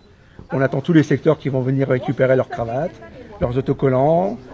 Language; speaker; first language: French; native; French